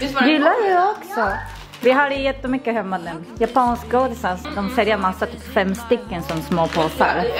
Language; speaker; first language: Swedish; non-native, learner; Japanese